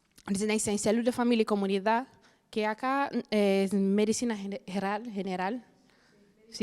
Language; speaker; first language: Spanish; non-native, fluent; Portuguese